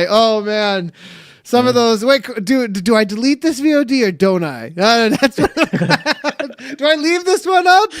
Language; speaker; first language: English; native; English